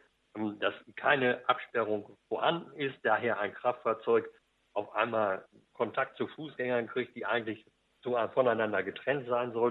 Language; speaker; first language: German; native; German